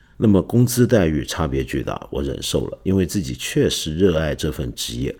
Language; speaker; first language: Chinese; non-native, local second language; Cantonese